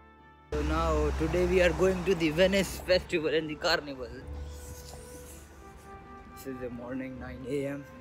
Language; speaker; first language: English; non-native, fluent; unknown